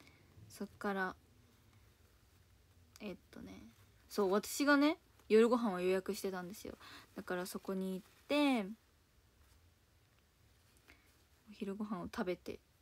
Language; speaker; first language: Japanese; native; Japanese